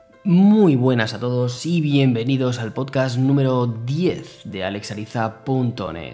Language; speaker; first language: Spanish; native; Spanish